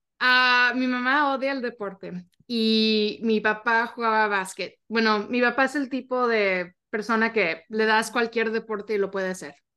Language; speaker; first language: Spanish; early bilingual, heritage; Spanish